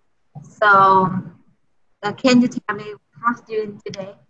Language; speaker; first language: English; non-native, learner; Vietnamese